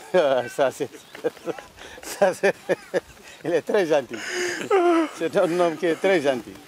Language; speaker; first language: French; non-native, local second language; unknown